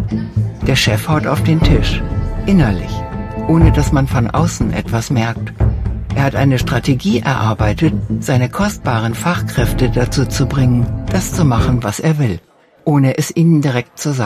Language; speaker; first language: German; native; German